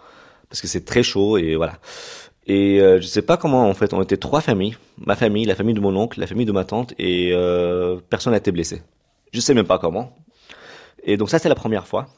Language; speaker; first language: French; non-native, fluent; Arabic